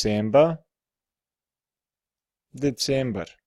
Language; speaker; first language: German; non-native, fluent; Serbian